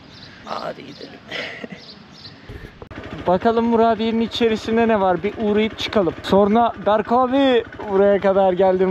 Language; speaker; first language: Turkish; native; Turkish